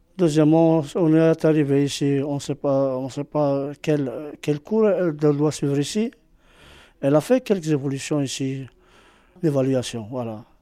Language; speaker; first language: French; non-native, local second language; Arabic